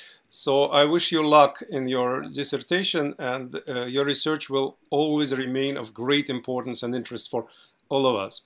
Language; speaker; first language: English; non-native, fluent; Russian